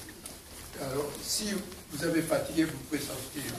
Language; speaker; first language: French; non-native, learner; Japanese